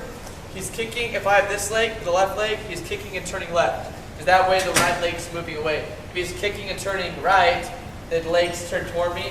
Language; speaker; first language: English; native; English